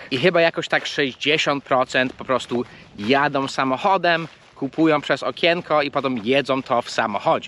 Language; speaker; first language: Polish; early bilingual, heritage; Polish